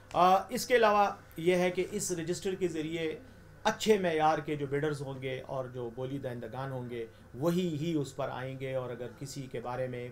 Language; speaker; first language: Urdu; non-native, local second language; Pashto